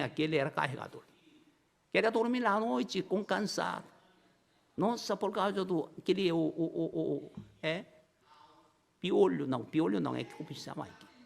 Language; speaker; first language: Portuguese; non-native, learner; Korean